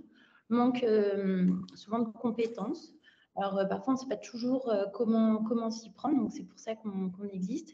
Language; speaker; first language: French; native; French